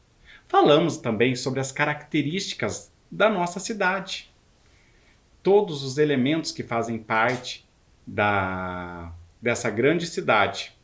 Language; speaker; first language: Portuguese; native; Portuguese